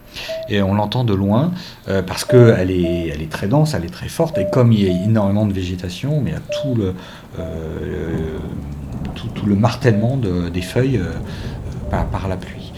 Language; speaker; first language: French; native; French